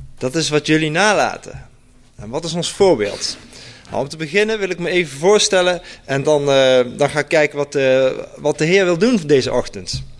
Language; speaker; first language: Dutch; native; Dutch